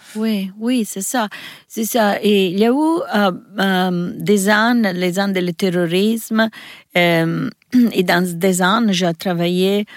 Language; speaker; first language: French; non-native, learner; Italian